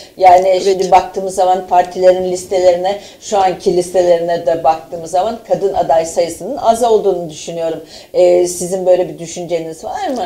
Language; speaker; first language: Turkish; native; Turkish